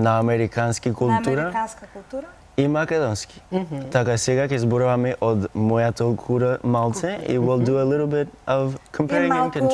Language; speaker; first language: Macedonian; non-native, learner; English